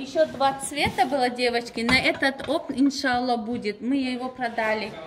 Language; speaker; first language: Russian; non-native, local second language; Tajik